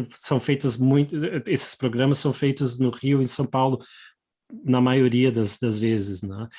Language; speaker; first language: Portuguese; native; Portuguese